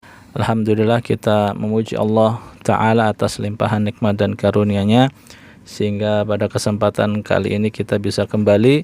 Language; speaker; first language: Indonesian; native; Indonesian